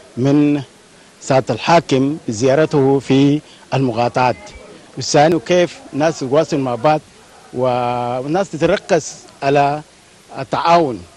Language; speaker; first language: Arabic; non-native, local second language; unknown